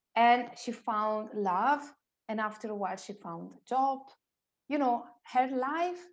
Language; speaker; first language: English; non-native, fluent; Italian